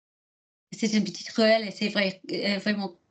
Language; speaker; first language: French; non-native, learner; English